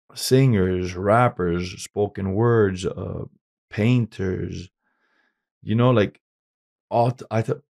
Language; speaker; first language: English; native; English